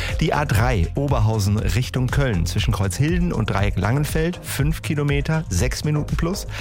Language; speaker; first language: German; native; German